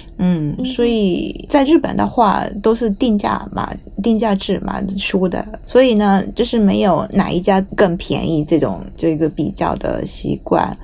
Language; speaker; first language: Chinese; non-native, fluent; Japanese